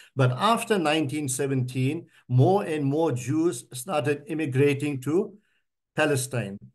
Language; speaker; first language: English; native; English